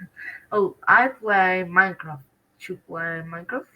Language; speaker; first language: English; non-native, learner; Spanish